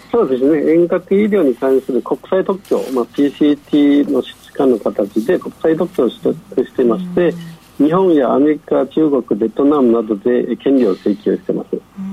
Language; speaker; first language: Japanese; non-native, fluent; Chinese